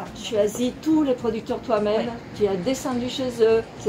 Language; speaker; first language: French; non-native, fluent; Italian